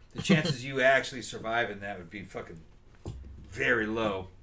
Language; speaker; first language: English; native; English